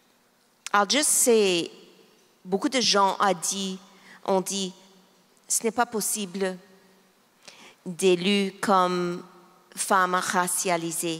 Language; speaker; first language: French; non-native, local second language; English